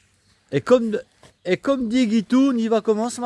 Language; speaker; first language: French; native; French